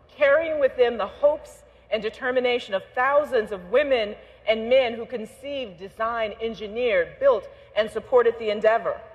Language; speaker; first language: English; native; English